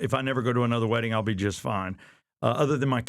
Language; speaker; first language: English; native; English